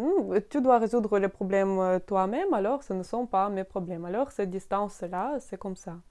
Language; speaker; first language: French; non-native, fluent; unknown